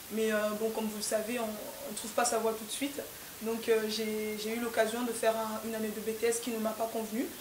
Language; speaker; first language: French; non-native, fluent; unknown